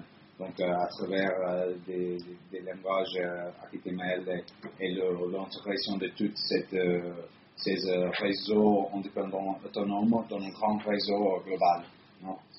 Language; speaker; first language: French; non-native, fluent; Italian